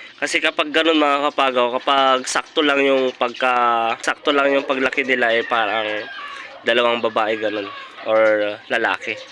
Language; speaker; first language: Filipino; non-native, local second language; Iloko